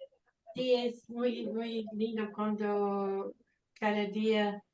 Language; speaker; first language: Spanish; non-native, fluent; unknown